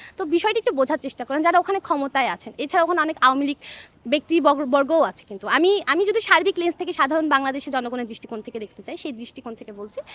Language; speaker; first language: Bangla; non-native, local second language; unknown